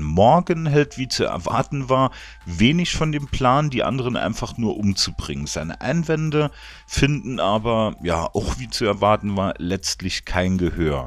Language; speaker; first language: German; native; German